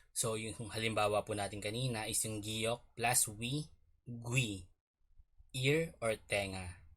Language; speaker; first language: Filipino; native; Filipino